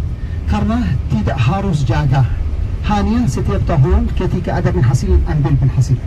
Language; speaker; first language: Indonesian; non-native, learner; Arabic